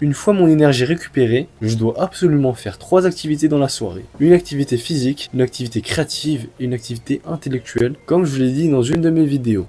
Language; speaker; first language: French; early bilingual, other home language; Chinese